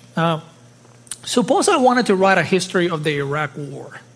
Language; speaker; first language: English; early bilingual, other home language; Spanish